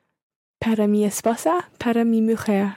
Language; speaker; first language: Spanish; non-native, learner; English